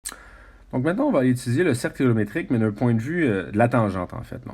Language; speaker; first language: French; native; French